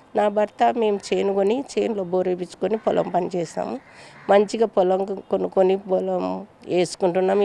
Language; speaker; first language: Telugu; native; Telugu